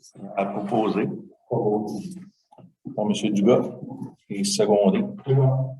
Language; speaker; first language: French; native; French